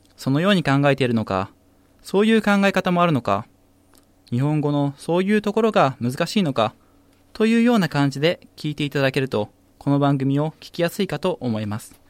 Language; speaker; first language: Japanese; native; Japanese